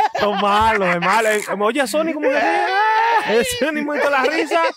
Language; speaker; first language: Spanish; early bilingual, heritage; Spanish